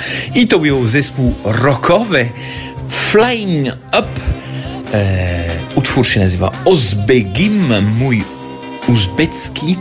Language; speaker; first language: Polish; non-native, learner; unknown